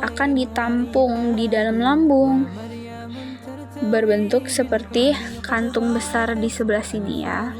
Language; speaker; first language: Indonesian; native; Indonesian